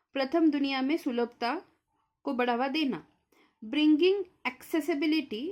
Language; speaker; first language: Hindi; non-native, local second language; Marathi